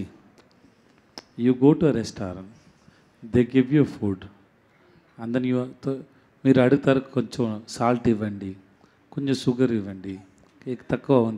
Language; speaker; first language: Telugu; non-native, learner; Tamil